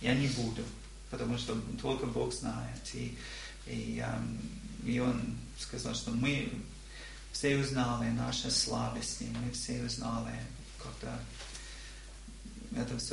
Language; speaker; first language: Russian; non-native, learner; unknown